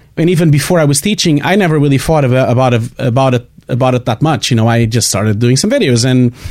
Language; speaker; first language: English; non-native, fluent; Portuguese